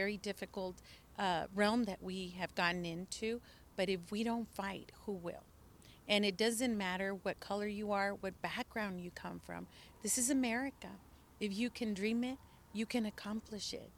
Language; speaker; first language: English; early bilingual, other home language; Spanish